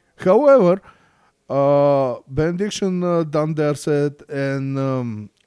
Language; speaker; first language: English; non-native, learner; Bulgarian